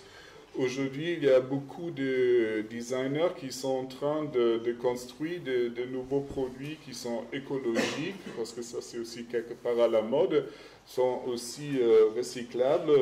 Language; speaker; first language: French; non-native, fluent; German